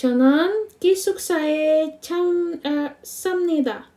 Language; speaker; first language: Korean; non-native, fluent; Indonesian